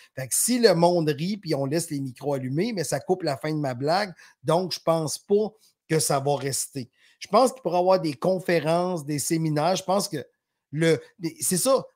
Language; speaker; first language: French; native; French